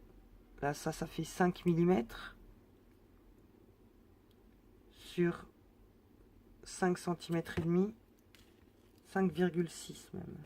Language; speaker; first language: French; native; French